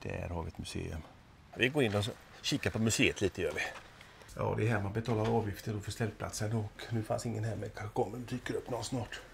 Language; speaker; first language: Swedish; native; Swedish